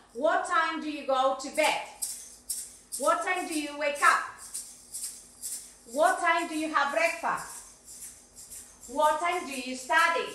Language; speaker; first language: English; non-native, fluent; Spanish